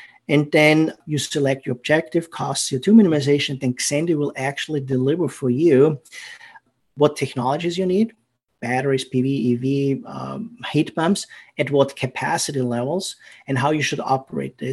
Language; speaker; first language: English; non-native, fluent; German